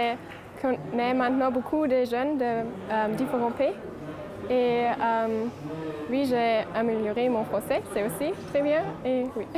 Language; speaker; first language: French; non-native, learner; German